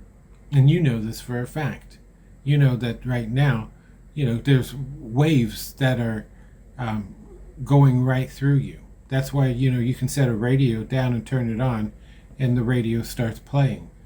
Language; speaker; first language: English; native; English